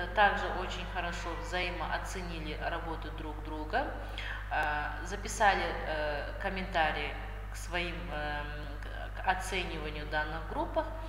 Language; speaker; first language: Russian; non-native, local second language; Kazakh